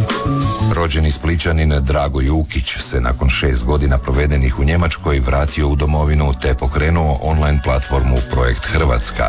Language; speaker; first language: Serbian; native; Serbian